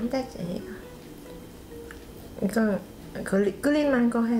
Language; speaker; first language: Korean; non-native, learner; Vietnamese